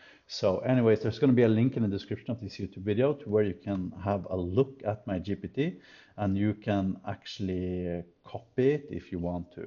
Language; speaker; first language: English; non-native, fluent; Norwegian